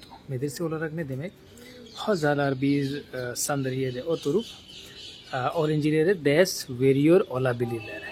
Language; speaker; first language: Turkish; non-native, fluent; Hindi